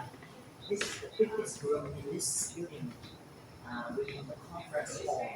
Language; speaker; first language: English; non-native, fluent; Vietnamese